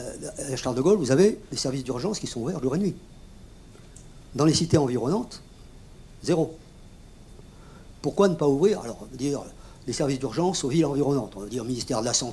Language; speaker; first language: French; native; French